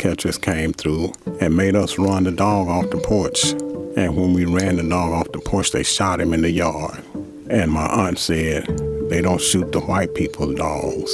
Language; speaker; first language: English; native; English